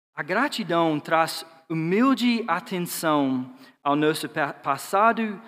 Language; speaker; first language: Portuguese; non-native, fluent; English